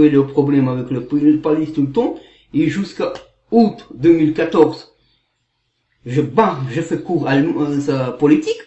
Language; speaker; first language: French; non-native, learner; Kazakh